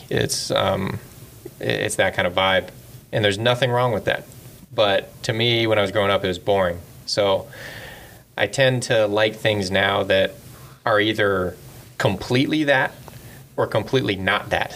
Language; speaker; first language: English; native; English